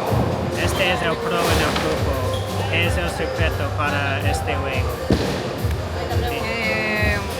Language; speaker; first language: Spanish; non-native, learner; English